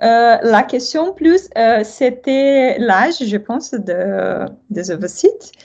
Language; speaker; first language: French; non-native, fluent; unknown